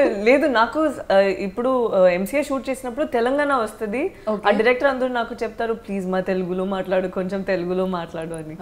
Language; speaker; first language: Telugu; non-native, learner; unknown